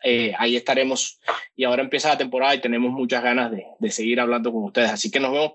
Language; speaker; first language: Spanish; native; Spanish